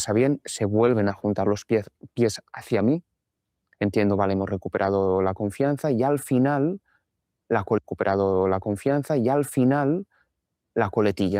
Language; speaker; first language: Spanish; native; Spanish